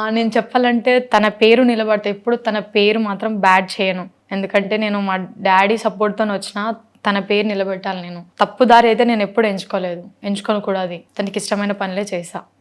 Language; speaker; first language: Telugu; non-native, local second language; Lambadi